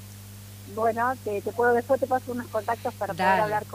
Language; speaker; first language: Spanish; native; Spanish